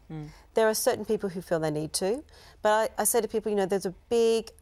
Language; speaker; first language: English; native; English